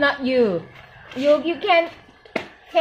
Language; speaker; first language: English; non-native, learner; Thai